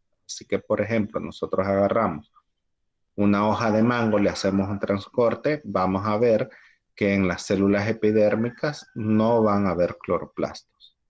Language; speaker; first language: Spanish; native; Spanish